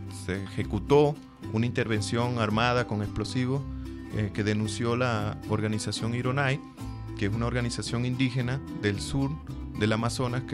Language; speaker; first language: Spanish; native; Spanish